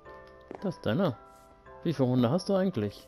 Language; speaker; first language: German; native; German